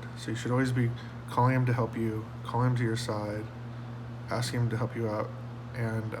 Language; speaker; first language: English; native; English